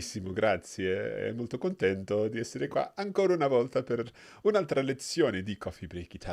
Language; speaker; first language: Italian; non-native, fluent; English